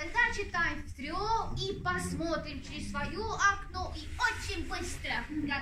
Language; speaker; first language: Russian; non-native, learner; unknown